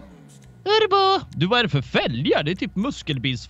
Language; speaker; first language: Swedish; native; Swedish